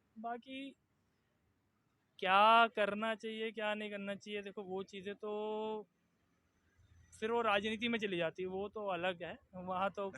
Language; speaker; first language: Hindi; native; Hindi